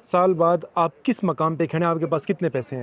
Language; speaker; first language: Urdu; native; Urdu